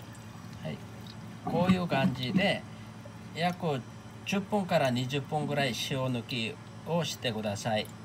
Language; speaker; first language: Japanese; non-native, fluent; Korean